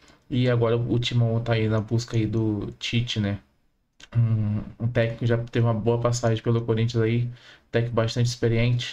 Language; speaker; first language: Portuguese; native; Portuguese